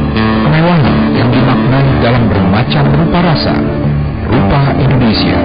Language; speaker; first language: Indonesian; native; Indonesian